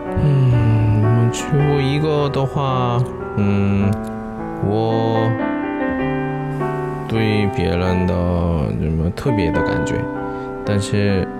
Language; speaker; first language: Chinese; non-native, learner; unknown